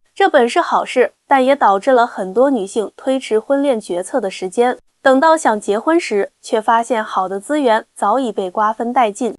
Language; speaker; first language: Chinese; native; Chinese